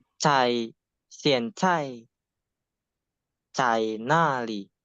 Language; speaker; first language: Chinese; non-native, learner; Indonesian